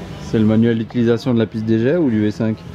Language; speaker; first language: French; native; French